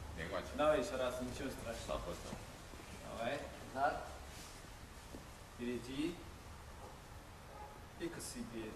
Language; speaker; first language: Russian; non-native, learner; Chinese